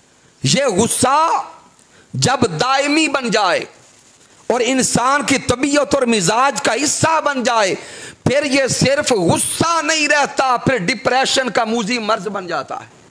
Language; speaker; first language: Urdu; native; Urdu